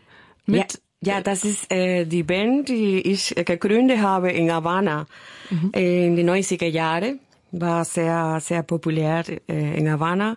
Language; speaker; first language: German; non-native, learner; Spanish